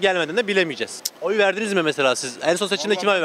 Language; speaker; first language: Turkish; native; Turkish